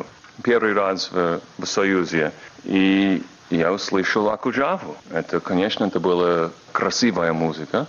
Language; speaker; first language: Russian; non-native, learner; English